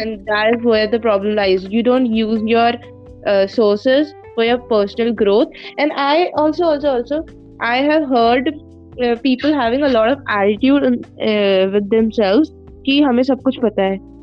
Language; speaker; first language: English; non-native, local second language; Punjabi